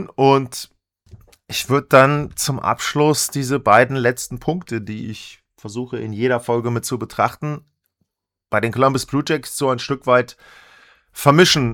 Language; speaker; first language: German; native; German